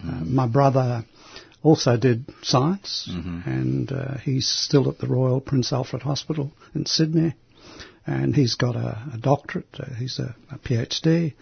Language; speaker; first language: English; non-native, local second language; Greek